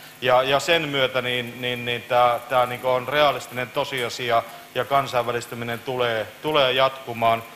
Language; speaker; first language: Finnish; native; Finnish